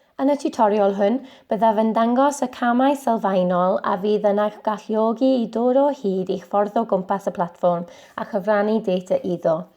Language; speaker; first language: Welsh; non-native, local second language; English